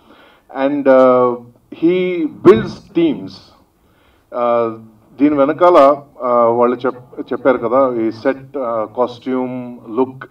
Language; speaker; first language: Telugu; non-native, local second language; Kannada